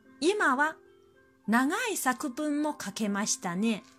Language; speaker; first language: Japanese; non-native, fluent; Chinese